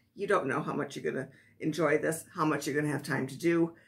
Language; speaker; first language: English; native; English